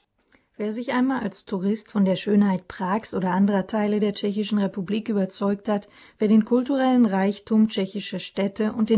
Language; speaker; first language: German; native; German